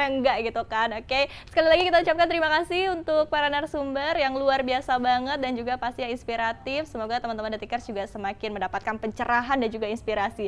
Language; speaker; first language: Indonesian; native; Indonesian